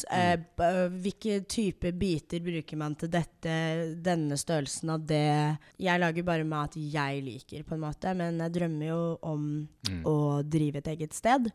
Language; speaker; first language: Norwegian; early bilingual, other home language; English